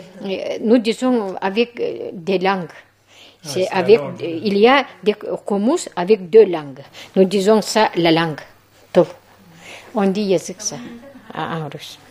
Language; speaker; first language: French; non-native, fluent; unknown